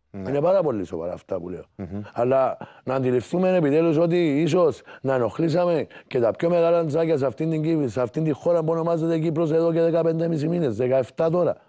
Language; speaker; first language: Greek; native; Greek